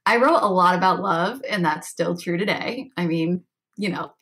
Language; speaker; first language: English; native; English